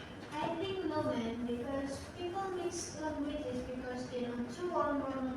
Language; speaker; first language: English; non-native, learner; Indonesian